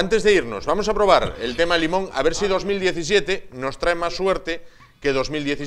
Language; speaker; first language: Spanish; native; Spanish